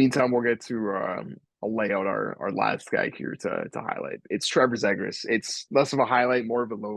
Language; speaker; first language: English; native; English